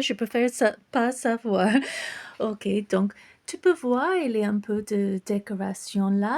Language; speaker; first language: French; non-native, fluent; English